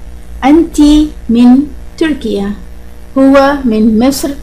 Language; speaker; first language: Arabic; non-native, fluent; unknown